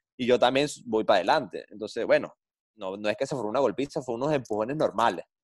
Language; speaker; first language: Spanish; native; Spanish